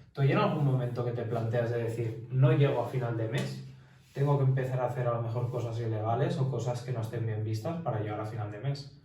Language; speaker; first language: Spanish; native; Spanish